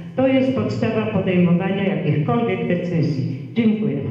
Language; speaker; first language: Polish; native; Polish